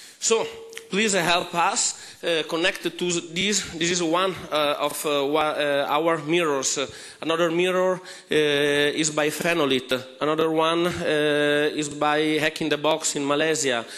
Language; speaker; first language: English; non-native, fluent; Italian